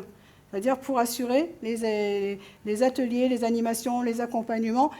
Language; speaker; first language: French; native; French